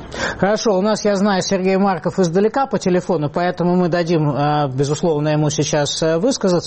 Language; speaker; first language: Russian; native; Russian